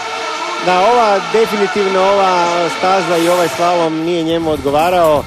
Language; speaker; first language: Serbian; native; Serbian